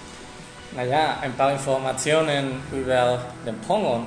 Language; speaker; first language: German; non-native, learner; Spanish